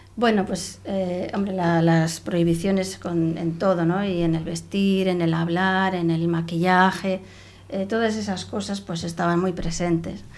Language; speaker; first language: Spanish; non-native, local second language; Catalan